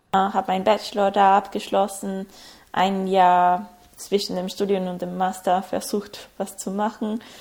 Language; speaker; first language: German; non-native, fluent; Spanish